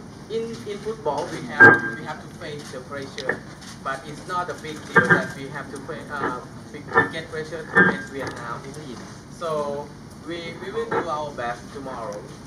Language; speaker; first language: English; non-native, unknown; Thai